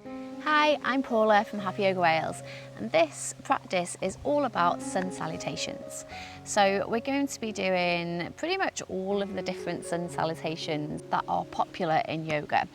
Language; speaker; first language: English; native; English